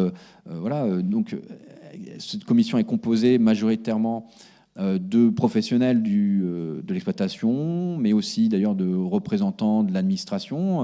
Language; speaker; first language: French; native; French